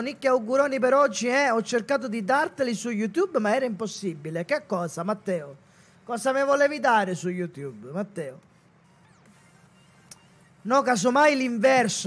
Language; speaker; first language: Italian; native; Italian